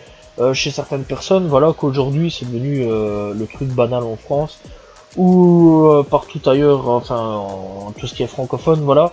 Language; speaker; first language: French; native; French